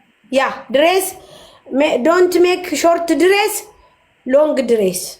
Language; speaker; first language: English; non-native, learner; Amharic